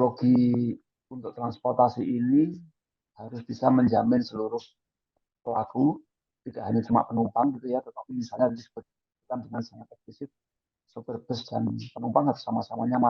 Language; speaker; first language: Indonesian; native; Indonesian